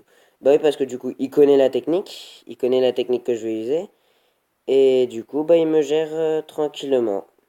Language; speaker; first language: French; native; French